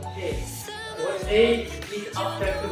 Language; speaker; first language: English; non-native, learner; Indonesian